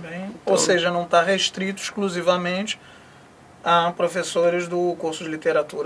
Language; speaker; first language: Portuguese; native; Portuguese